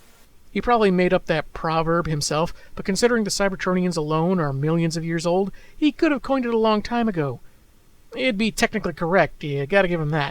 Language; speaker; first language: English; native; English